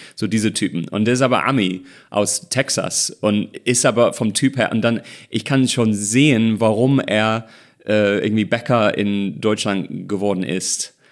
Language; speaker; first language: German; non-native, fluent; English